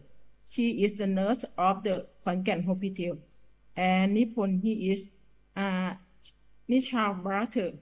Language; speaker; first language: English; non-native, learner; Thai